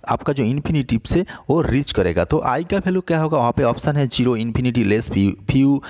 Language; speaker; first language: Hindi; non-native, local second language; Bangla